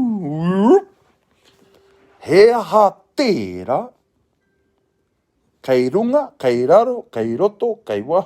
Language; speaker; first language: Māori; non-native, local second language; English